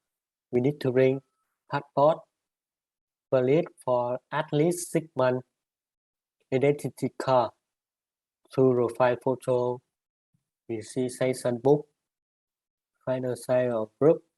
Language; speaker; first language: English; non-native, learner; Vietnamese